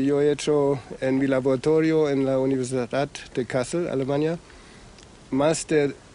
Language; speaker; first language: Spanish; non-native, fluent; German